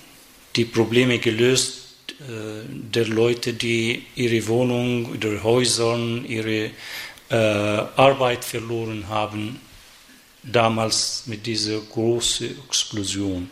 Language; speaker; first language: German; non-native, fluent; Arabic